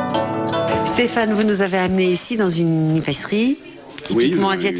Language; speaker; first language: French; native; French